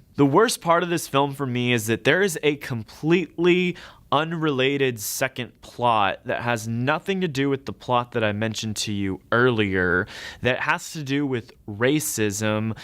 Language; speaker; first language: English; native; English